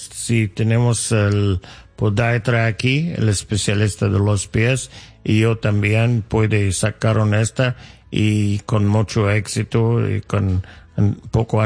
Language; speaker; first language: Spanish; non-native, learner; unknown